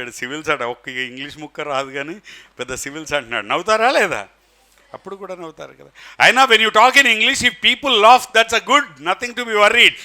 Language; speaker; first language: Telugu; native; Telugu